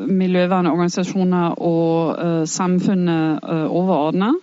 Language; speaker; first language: Norwegian; non-native, fluent; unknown